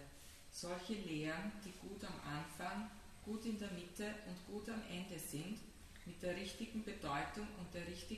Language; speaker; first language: German; native; German